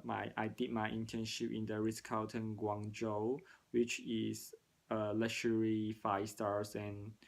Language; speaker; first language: English; non-native, learner; Cantonese